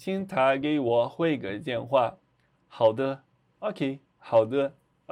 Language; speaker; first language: Chinese; non-native, fluent; Portuguese